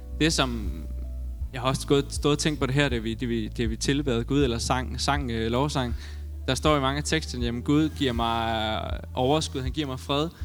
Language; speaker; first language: Danish; native; Danish